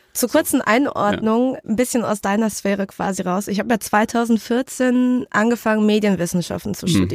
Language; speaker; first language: German; early bilingual, other home language; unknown